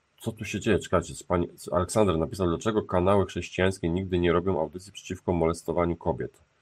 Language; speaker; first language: Polish; native; Polish